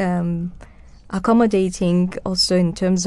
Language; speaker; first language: English; non-native, local second language; Kinyarwanda